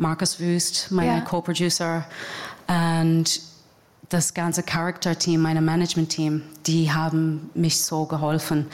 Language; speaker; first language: German; non-native, fluent; English